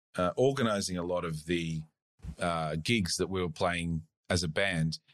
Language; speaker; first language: English; native; English